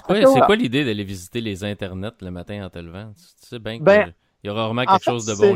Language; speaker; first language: French; native; French